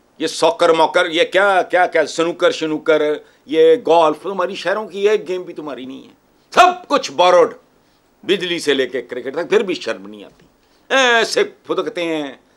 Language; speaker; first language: Urdu; non-native, local second language; Punjabi